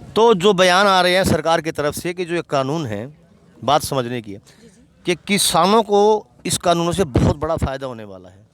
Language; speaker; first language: Hindi; native; Hindi